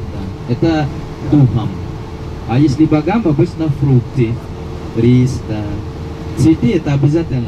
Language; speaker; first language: Russian; non-native, fluent; Balinese